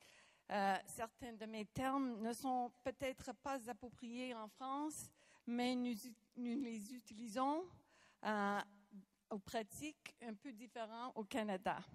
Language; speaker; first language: French; non-native, local second language; English